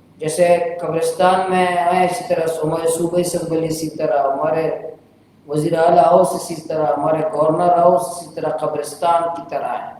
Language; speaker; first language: Urdu; non-native, local second language; Baluchi